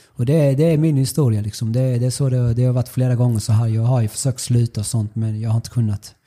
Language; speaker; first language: Swedish; early bilingual, other home language; Spanish